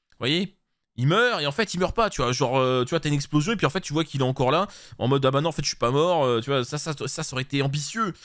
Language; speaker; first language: French; native; French